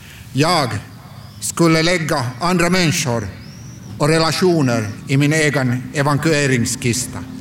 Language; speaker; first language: Swedish; non-native, local second language; Finnish